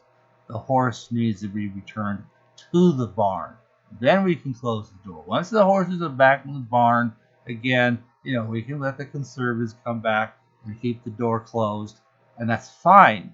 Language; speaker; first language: English; native; English